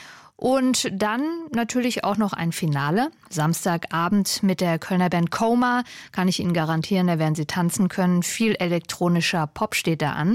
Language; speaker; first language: German; native; German